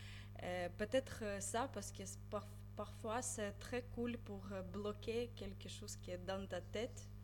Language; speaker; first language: French; non-native, learner; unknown